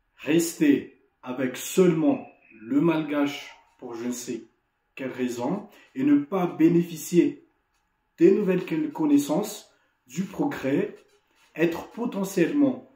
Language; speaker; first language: French; non-native, local second language; Malagasy